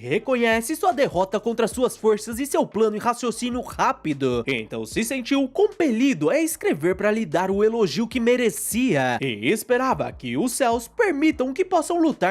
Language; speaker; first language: Portuguese; native; Portuguese